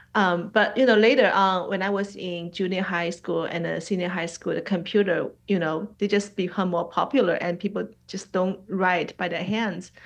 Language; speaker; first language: English; non-native, fluent; Chinese